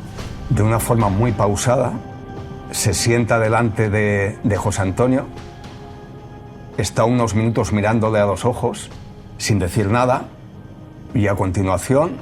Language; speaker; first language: Spanish; native; Spanish